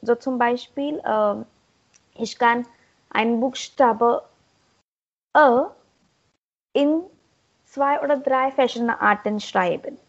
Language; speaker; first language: German; non-native, learner; Marathi